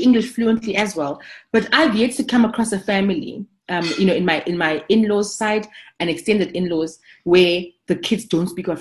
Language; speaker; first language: English; non-native, local second language; Zulu